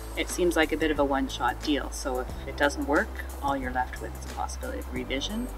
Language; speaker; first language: English; native; English